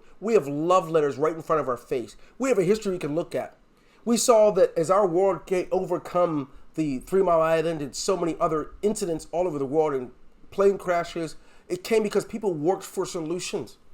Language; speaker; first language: English; native; English